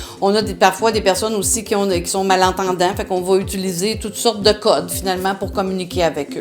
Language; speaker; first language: French; native; French